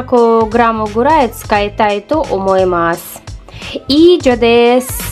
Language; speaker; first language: Japanese; non-native, fluent; Russian